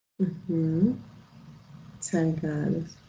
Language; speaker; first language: Portuguese; non-native, learner; Spanish